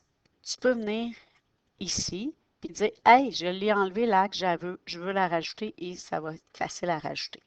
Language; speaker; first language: French; native; French